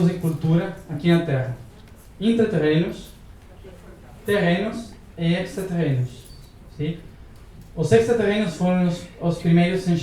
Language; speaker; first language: Portuguese; non-native, learner; Spanish